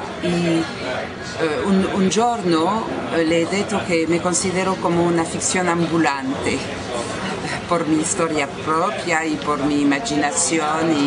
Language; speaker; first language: Italian; non-native, learner; French